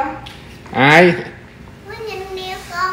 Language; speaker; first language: Vietnamese; early bilingual, heritage; Vietnamese